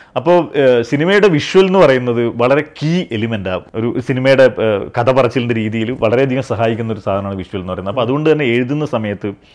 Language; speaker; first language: Malayalam; native; Malayalam